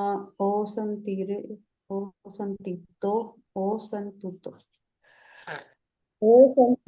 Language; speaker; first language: Italian; non-native, learner; Urdu